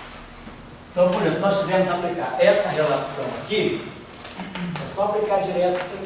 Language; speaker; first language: Portuguese; native; Portuguese